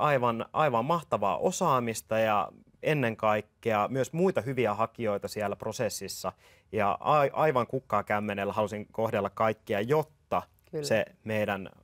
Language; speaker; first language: Finnish; native; Finnish